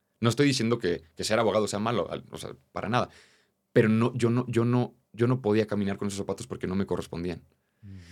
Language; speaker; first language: Spanish; native; Spanish